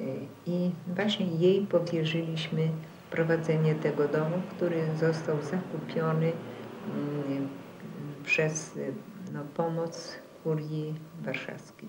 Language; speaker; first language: Polish; native; Polish